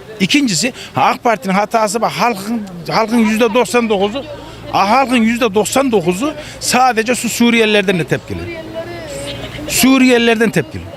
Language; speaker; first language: Turkish; native; Turkish